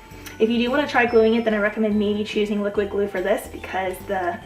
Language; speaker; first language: English; native; English